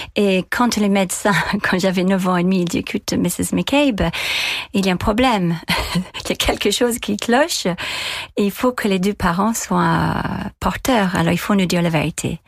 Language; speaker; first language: French; non-native, fluent; English